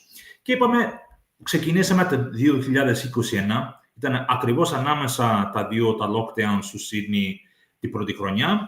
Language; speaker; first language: Greek; early bilingual, heritage; English